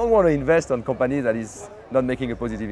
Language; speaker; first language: English; non-native, fluent; French